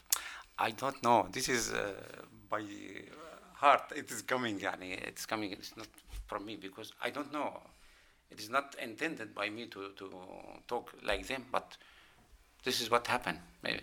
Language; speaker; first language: English; non-native, learner; Arabic